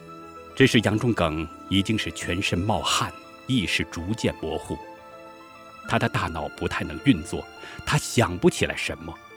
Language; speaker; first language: Chinese; native; Chinese